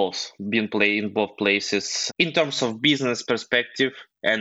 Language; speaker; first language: English; non-native, fluent; Ukrainian